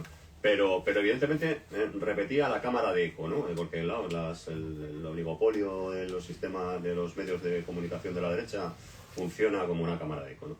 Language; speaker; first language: Spanish; native; Spanish